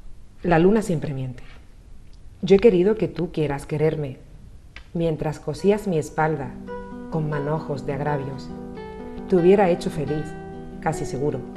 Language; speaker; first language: Spanish; native; Spanish